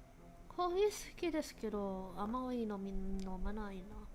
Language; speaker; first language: Japanese; non-native, learner; English